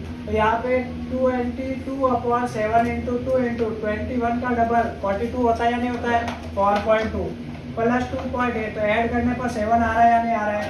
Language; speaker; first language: Hindi; native; Hindi